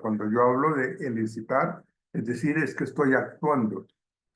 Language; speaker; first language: Spanish; native; Spanish